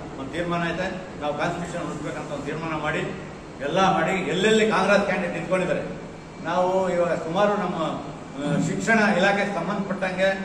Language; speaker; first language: Kannada; non-native, local second language; Urdu